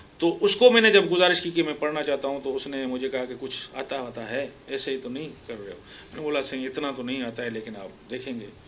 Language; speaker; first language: Urdu; non-native, local second language; Sindhi